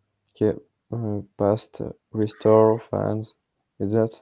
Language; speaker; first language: English; non-native, learner; French